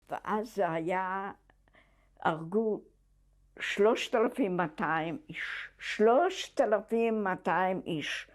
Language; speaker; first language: Hebrew; non-native, fluent; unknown